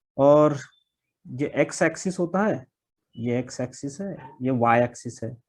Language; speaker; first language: Hindi; non-native, local second language; Marathi